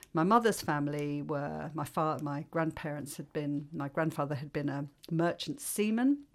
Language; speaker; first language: English; native; English